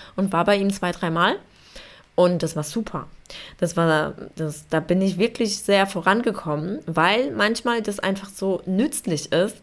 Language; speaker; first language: German; non-native, fluent; Polish